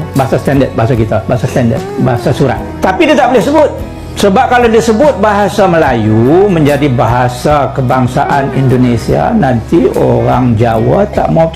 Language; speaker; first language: Malay; native; Malay